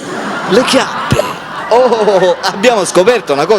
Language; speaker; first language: Italian; native; Italian